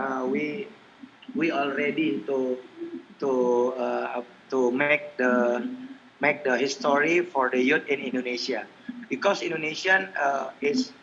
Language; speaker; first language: English; non-native, learner; Indonesian